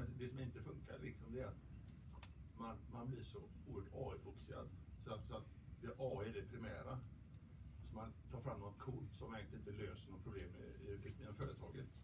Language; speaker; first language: Swedish; native; Swedish